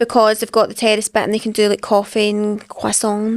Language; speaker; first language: English; native; English